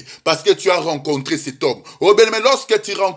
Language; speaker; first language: French; non-native, local second language; Lingala